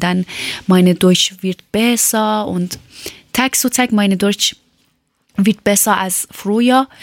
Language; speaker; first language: German; non-native, learner; Persian